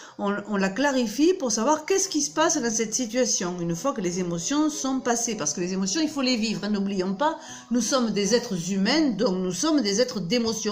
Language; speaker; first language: French; native; French